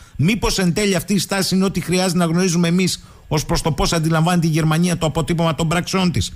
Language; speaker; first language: Greek; native; Greek